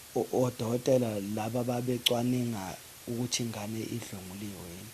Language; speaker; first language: Zulu; native; Zulu